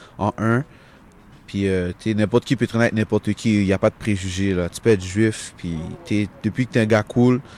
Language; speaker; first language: French; native; French